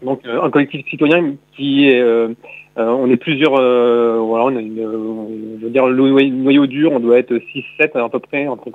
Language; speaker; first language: French; native; French